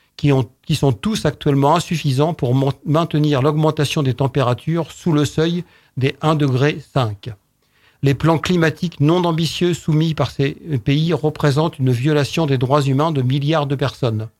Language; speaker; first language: French; native; French